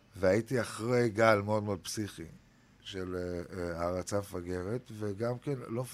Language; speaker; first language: Hebrew; native; Hebrew